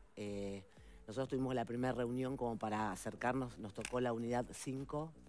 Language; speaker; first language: Spanish; native; Spanish